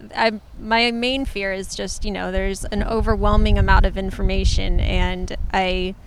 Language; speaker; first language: English; native; English